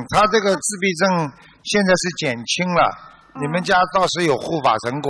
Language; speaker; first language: Chinese; native; Chinese